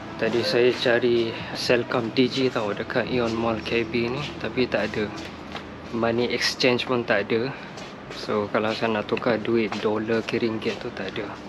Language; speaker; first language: Malay; non-native, fluent; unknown